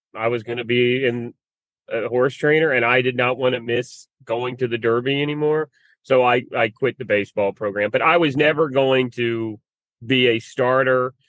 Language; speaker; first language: English; native; English